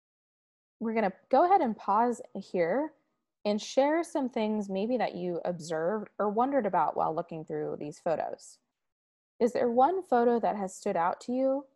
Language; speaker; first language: English; native; English